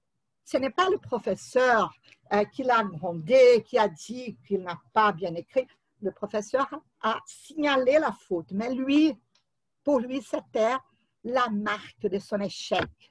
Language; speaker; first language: French; non-native, fluent; Portuguese